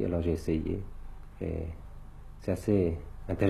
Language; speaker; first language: French; early bilingual, other home language; Thai